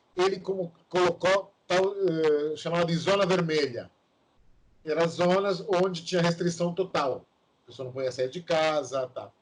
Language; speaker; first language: Portuguese; non-native, fluent; Italian